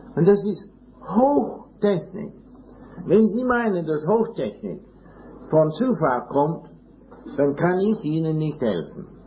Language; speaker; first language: German; non-native, fluent; English